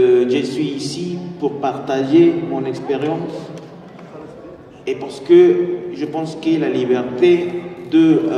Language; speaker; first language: French; non-native, fluent; Spanish